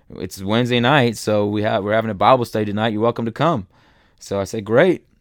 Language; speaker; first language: English; early bilingual, other home language; German